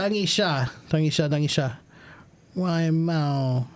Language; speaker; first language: Chinese; non-native, learner; English